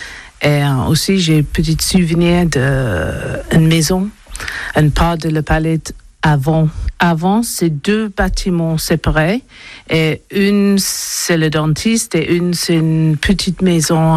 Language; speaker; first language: French; non-native, learner; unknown